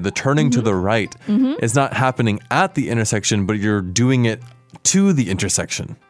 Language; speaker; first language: English; native; English